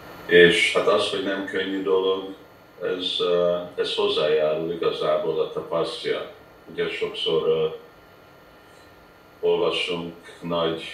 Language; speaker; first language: Hungarian; early bilingual, heritage; Hungarian